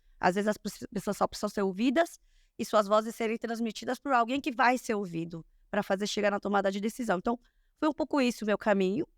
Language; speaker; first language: Portuguese; early bilingual, other home language; Korean